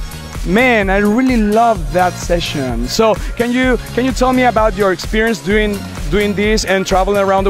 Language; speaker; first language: English; non-native, fluent; Spanish